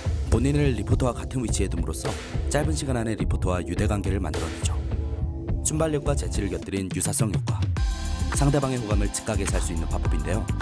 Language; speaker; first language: Korean; native; Korean